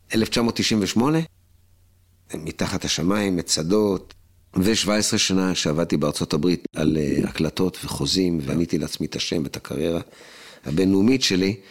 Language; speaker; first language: Hebrew; native; Hebrew